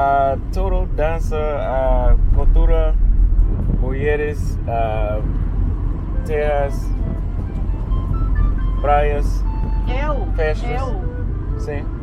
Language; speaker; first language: Portuguese; non-native, learner; English